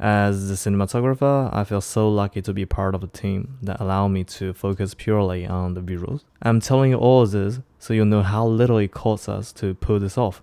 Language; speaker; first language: English; non-native, fluent; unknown